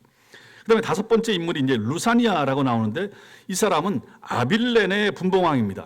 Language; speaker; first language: Korean; native; Korean